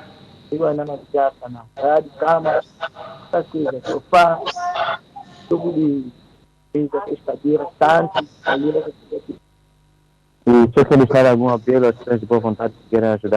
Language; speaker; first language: Portuguese; non-native, local second language; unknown